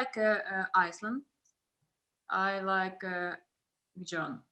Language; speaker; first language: English; non-native, learner; Ukrainian